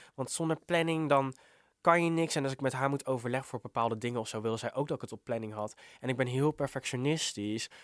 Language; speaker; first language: Dutch; native; Dutch